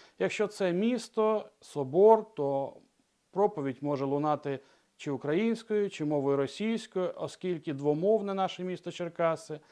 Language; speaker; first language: Ukrainian; non-native, local second language; Russian